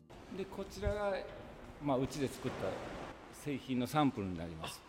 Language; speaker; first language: Japanese; native; Japanese